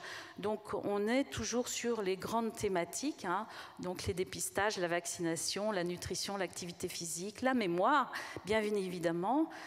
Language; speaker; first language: French; native; French